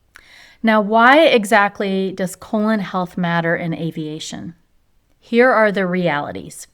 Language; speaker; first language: English; native; English